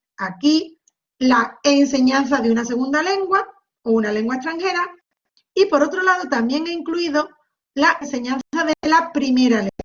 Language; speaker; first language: Spanish; native; Spanish